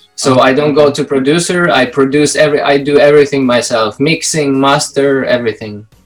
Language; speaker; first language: English; non-native, fluent; Belarusian